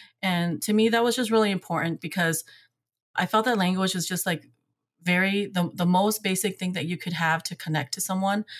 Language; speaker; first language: English; early bilingual, other home language; Hmong